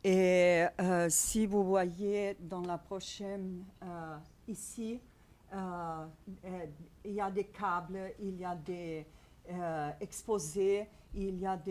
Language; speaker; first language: French; non-native, fluent; Portuguese